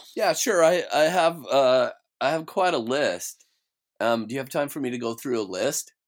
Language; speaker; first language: English; native; English